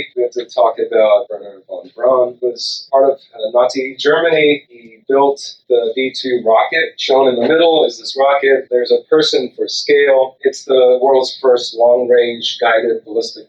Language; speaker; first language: English; non-native, local second language; Sinhala